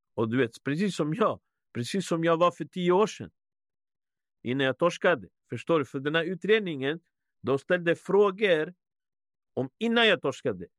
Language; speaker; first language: Swedish; early bilingual, other home language; Spanish